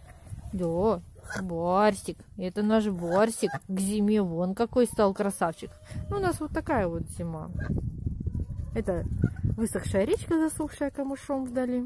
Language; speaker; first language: Russian; native; Russian